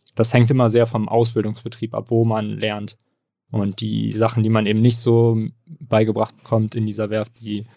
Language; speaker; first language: German; native; German